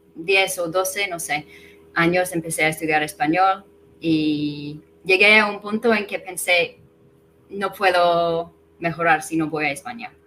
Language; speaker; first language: Spanish; non-native, fluent; English